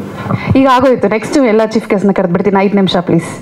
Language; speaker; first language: Kannada; native; Kannada